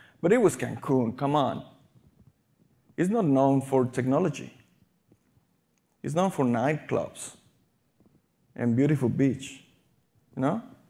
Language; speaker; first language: English; non-native, fluent; Spanish